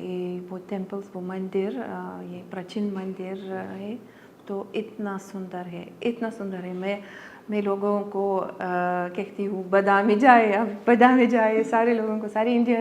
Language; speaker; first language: Hindi; non-native, learner; Lithuanian